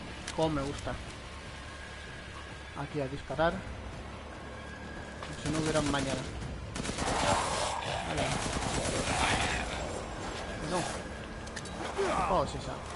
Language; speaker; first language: Spanish; native; Spanish